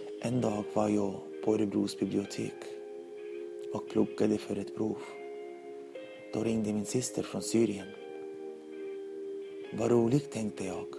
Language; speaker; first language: Swedish; non-native, learner; Arabic